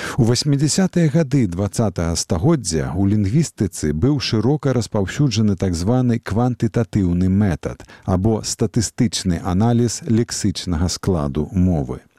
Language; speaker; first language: Belarusian; native; Belarusian